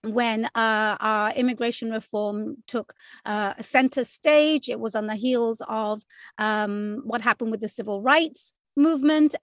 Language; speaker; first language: English; native; English